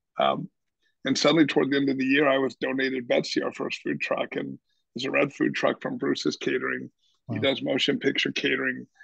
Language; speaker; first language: English; native; English